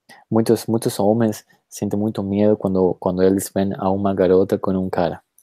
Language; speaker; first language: Portuguese; non-native, fluent; Spanish